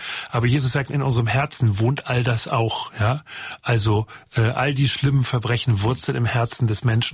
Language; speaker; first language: German; native; German